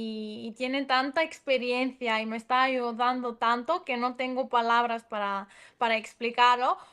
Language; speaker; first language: Spanish; non-native, fluent; Greek